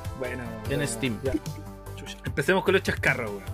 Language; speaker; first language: Spanish; native; Spanish